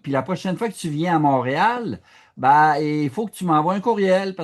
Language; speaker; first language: French; native; French